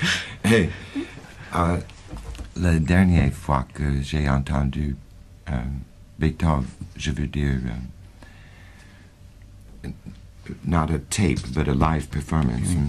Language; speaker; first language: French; non-native, fluent; English